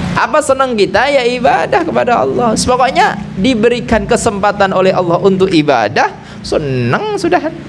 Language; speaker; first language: Malay; non-native, local second language; Javanese